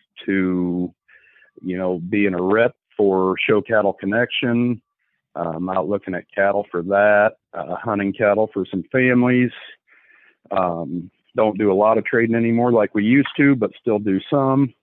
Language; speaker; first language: English; native; English